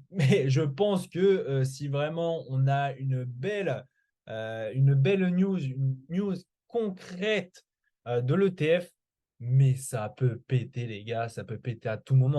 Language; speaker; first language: French; native; French